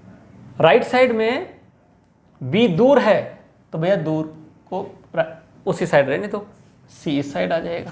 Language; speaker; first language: Hindi; native; Hindi